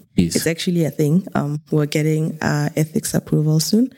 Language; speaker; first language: English; non-native, local second language; Tswana